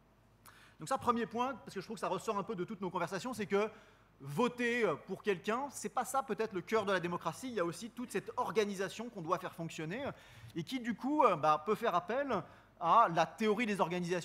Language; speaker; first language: French; native; French